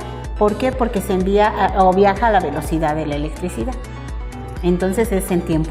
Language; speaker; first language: Spanish; native; Spanish